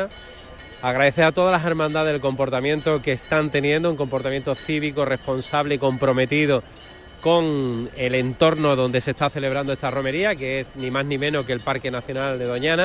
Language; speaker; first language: Spanish; native; Spanish